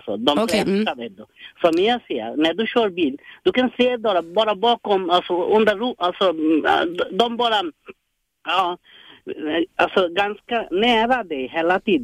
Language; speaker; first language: Swedish; non-native, fluent; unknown